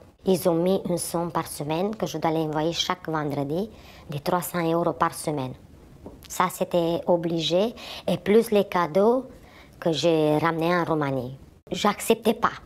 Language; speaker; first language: French; non-native, fluent; Romanian